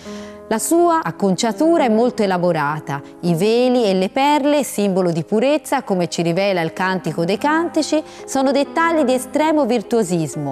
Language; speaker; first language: Italian; native; Italian